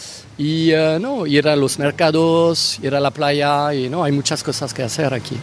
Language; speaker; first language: Spanish; non-native, fluent; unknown